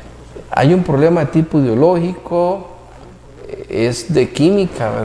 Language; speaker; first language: Spanish; native; Spanish